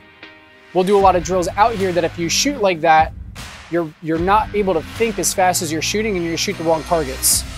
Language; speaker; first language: English; native; English